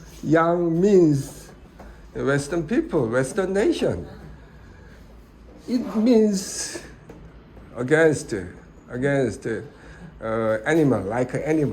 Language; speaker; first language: English; non-native, learner; Korean